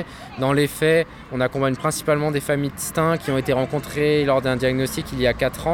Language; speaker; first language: French; native; French